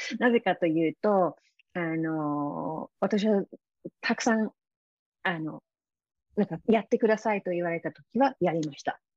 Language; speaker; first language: Japanese; non-native, fluent; English